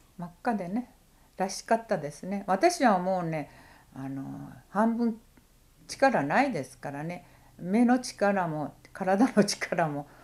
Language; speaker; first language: Japanese; native; Japanese